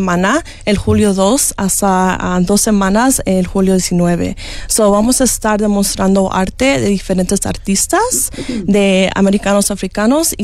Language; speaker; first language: Spanish; early bilingual, heritage; Spanish